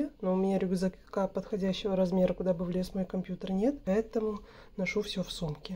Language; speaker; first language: Russian; native; Russian